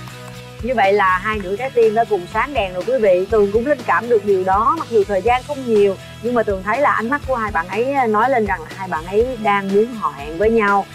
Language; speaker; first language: Vietnamese; native; Vietnamese